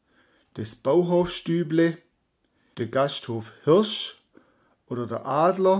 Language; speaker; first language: German; native; German